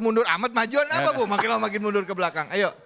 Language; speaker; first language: Indonesian; native; Indonesian